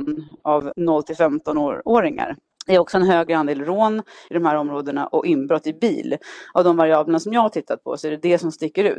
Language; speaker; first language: Swedish; native; Swedish